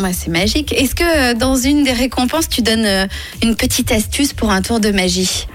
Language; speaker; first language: French; native; French